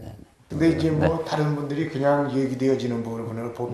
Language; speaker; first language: Korean; native; Korean